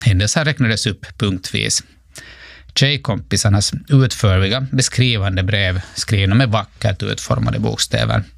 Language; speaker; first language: Swedish; native; Swedish